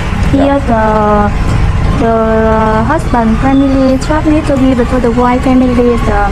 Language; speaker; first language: English; non-native, learner; Vietnamese